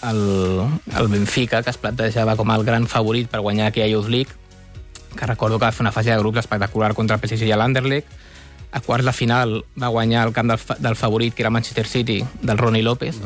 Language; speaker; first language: Catalan; native; Catalan